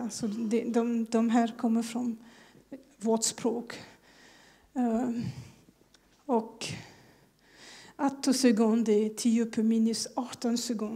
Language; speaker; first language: Swedish; non-native, fluent; French